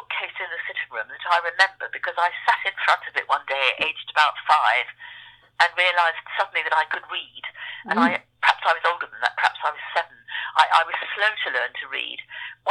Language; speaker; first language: English; native; English